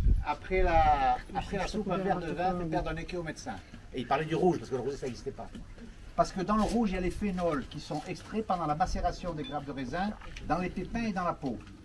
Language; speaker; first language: French; native; French